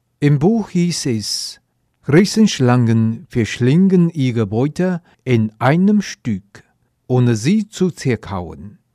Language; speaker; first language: German; non-native, fluent; Chinese